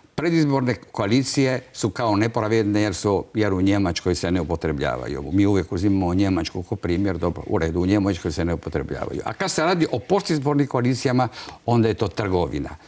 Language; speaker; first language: Croatian; non-native, local second language; Italian